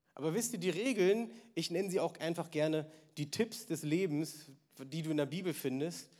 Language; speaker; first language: German; native; German